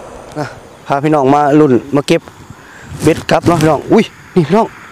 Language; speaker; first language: Thai; non-native, local second language; Northeastern Thai